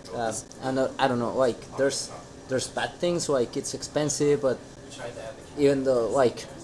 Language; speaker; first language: English; non-native, fluent; Spanish